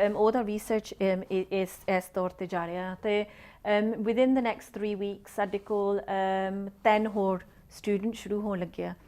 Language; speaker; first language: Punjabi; early bilingual, heritage; Punjabi